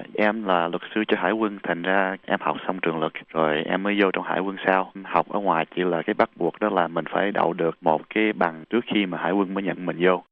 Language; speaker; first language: Vietnamese; early bilingual, heritage; Vietnamese